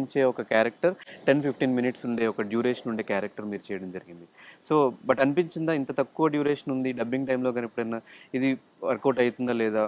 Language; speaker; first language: Telugu; native; Telugu